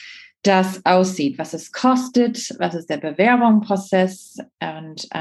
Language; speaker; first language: German; non-native, fluent; English